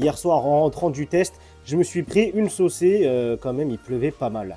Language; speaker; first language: French; native; French